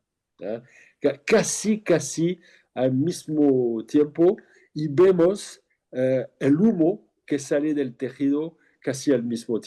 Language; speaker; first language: Spanish; non-native, fluent; French